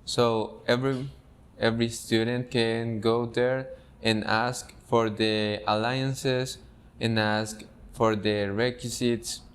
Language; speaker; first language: English; non-native, fluent; Spanish